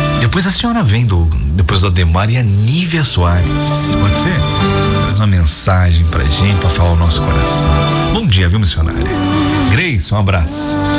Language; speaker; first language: Portuguese; native; Portuguese